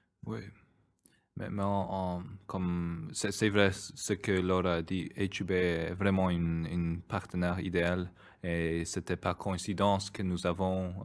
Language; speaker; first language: French; non-native, fluent; Spanish